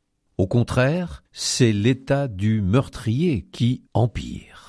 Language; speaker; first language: French; native; French